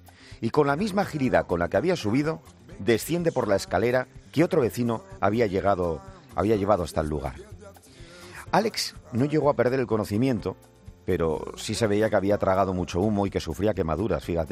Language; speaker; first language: Spanish; native; Spanish